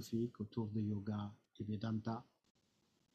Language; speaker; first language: French; non-native, fluent; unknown